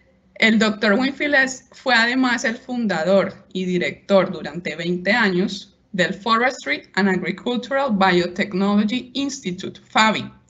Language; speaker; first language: Spanish; native; Spanish